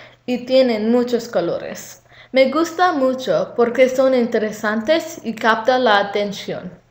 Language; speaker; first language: Spanish; non-native, learner; English